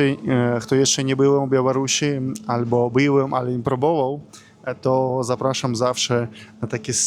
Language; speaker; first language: Polish; non-native, learner; Russian